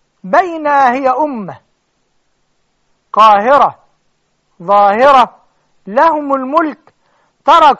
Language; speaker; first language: Arabic; native; Arabic